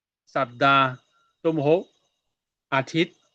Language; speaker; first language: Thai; non-native, fluent; Burmese